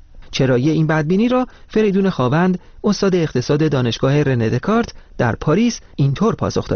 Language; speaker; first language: Persian; native; Persian